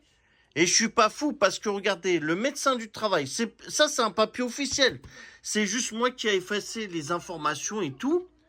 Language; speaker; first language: French; native; French